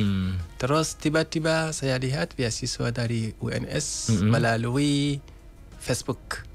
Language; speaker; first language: Indonesian; non-native, learner; Hausa